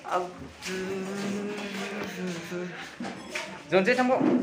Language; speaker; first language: Hindi; non-native, local second language; Bodo